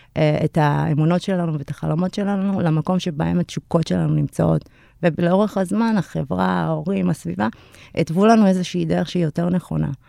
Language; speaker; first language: Hebrew; early bilingual, other home language; Amharic